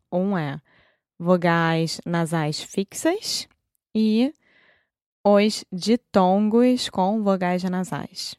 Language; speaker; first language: Portuguese; native; Portuguese